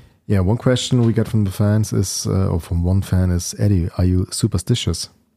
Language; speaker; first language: English; non-native, fluent; German